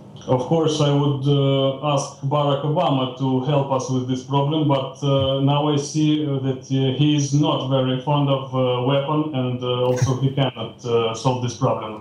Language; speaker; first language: English; non-native, fluent; Ukrainian